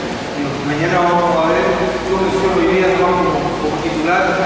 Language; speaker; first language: Spanish; native; Spanish